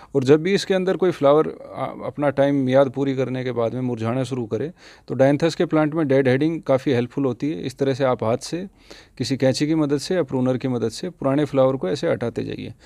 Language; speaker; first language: Hindi; native; Hindi